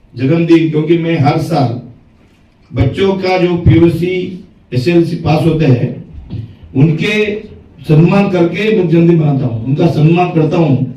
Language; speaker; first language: Hindi; non-native, local second language; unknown